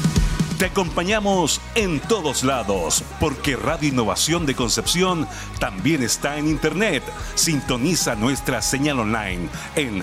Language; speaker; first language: Spanish; native; Spanish